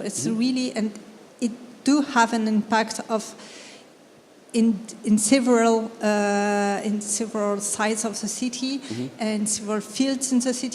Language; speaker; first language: English; non-native, fluent; French